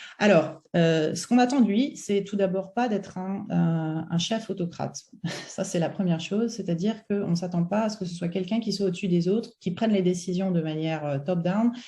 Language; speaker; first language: French; native; French